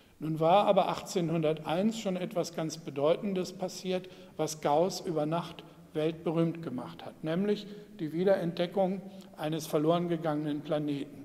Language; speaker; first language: German; native; German